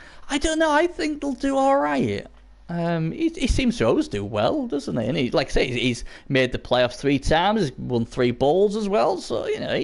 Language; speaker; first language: English; native; English